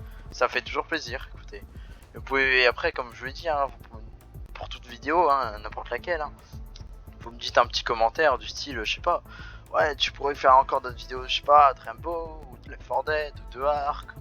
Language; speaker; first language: French; native; French